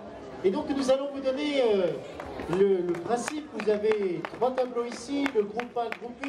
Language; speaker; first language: French; native; French